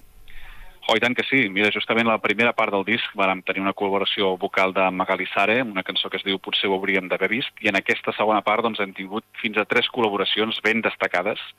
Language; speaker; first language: Catalan; native; Catalan